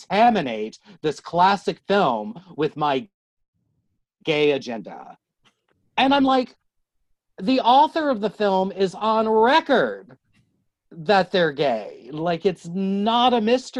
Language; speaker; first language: English; native; English